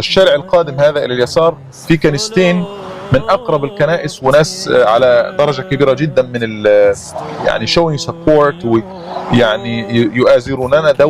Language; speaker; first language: Arabic; native; Arabic